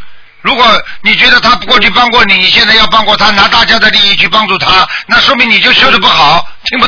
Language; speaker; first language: Chinese; native; Chinese